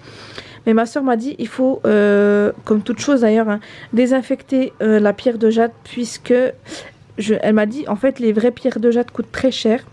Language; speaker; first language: French; native; French